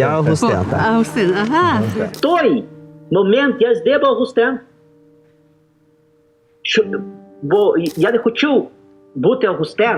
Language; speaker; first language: Ukrainian; early bilingual, heritage; Portuguese